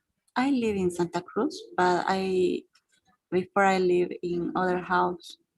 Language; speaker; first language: English; non-native, learner; Spanish